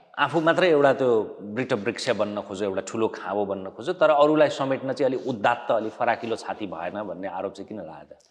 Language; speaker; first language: Nepali; native; Nepali